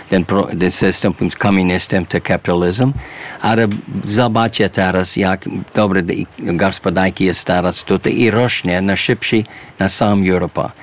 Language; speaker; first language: Polish; early bilingual, heritage; English